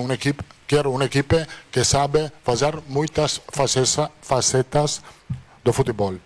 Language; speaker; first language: Portuguese; non-native, fluent; Italian